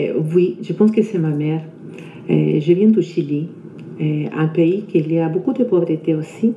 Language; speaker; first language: French; non-native, fluent; Spanish